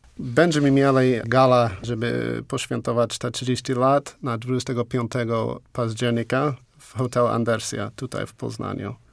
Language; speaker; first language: Polish; non-native, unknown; English